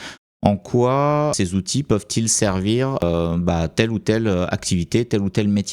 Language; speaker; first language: French; native; French